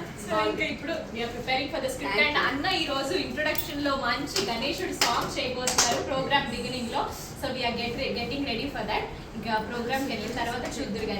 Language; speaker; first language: Telugu; native; Telugu